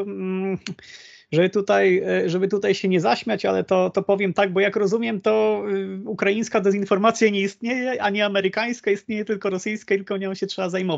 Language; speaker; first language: Polish; native; Polish